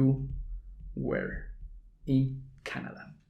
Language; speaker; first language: English; non-native, fluent; Spanish